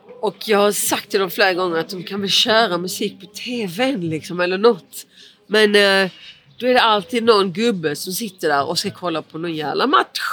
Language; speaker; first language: Swedish; early bilingual, other home language; Portuguese